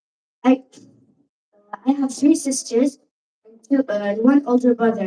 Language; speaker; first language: English; non-native, learner; Arabic